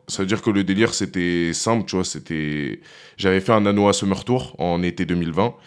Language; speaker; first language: French; native; French